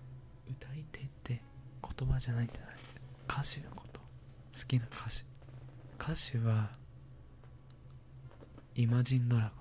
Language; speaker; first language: Japanese; non-native, learner; English